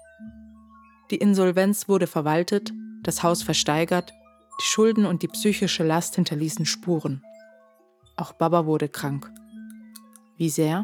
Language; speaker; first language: German; early bilingual, other home language; Turkish